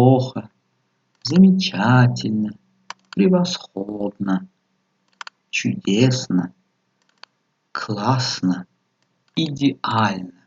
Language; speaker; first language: Russian; non-native, local second language; Tajik